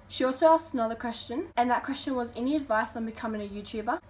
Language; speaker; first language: English; native; English